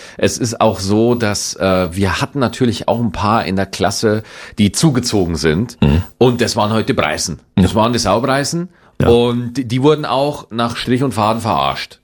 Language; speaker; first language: German; native; German